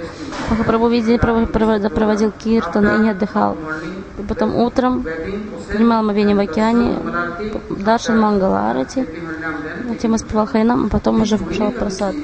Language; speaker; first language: Russian; non-native, fluent; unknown